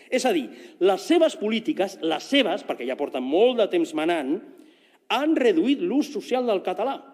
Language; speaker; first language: Catalan; non-native, local second language; Spanish